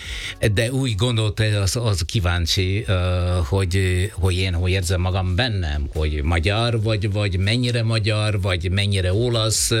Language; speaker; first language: Hungarian; non-native, fluent; Italian